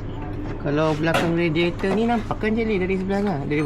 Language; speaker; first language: Malay; native; Malay